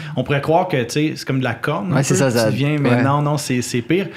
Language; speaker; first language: French; native; French